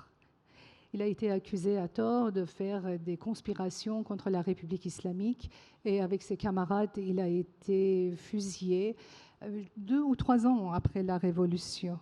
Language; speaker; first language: French; non-native, fluent; Persian